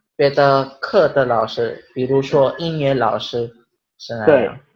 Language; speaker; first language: Chinese; non-native, learner; Filipino